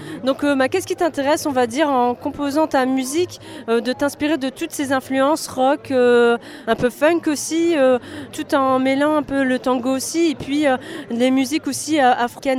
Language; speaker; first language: French; native; French